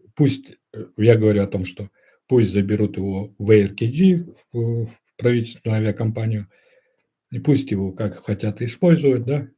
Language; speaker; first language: Russian; non-native, local second language; Kyrgyz